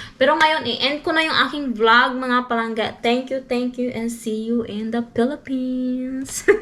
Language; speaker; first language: Filipino; non-native, local second language; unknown